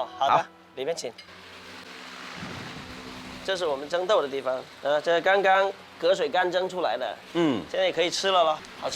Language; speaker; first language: Chinese; native; Chinese